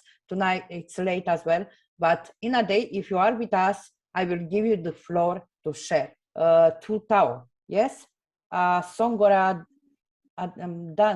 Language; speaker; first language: English; non-native, fluent; Romanian